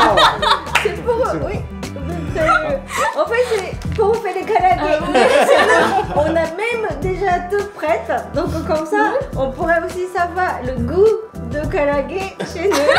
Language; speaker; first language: French; non-native, fluent; Japanese